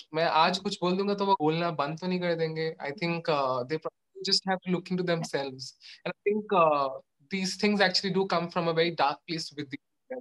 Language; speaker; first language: English; non-native, local second language; Odia